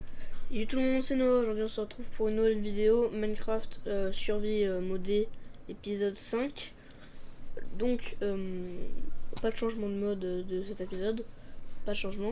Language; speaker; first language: French; native; French